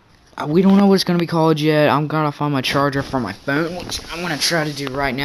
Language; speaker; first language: English; native; English